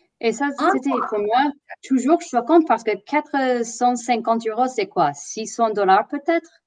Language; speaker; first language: French; non-native, fluent; English